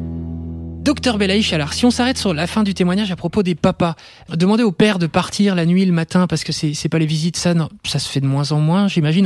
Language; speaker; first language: French; native; French